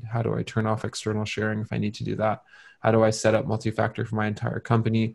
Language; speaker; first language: English; native; English